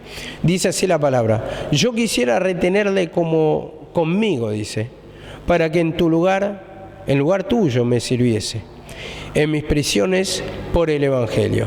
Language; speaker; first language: Spanish; native; Spanish